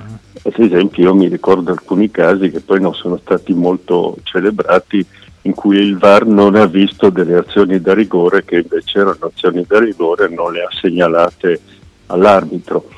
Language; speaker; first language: Italian; native; Italian